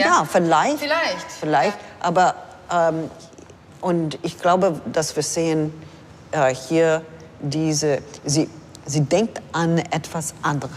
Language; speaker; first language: German; non-native, fluent; English